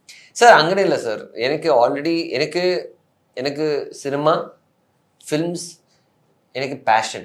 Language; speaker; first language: Malayalam; non-native, learner; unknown